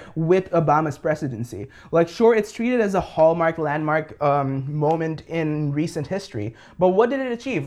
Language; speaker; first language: English; non-native, local second language; Bangla